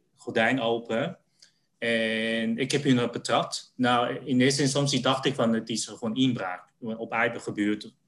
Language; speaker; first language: Dutch; early bilingual, other home language; Cantonese